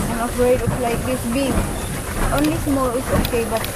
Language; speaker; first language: English; non-native, learner; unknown